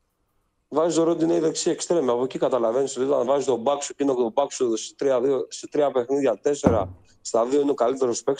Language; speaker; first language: Greek; native; Greek